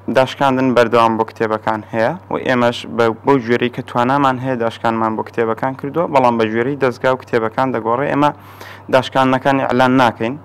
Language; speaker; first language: Central Kurdish; native; Central Kurdish